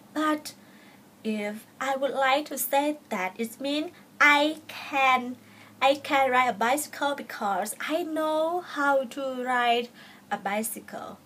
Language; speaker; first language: English; non-native, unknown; Thai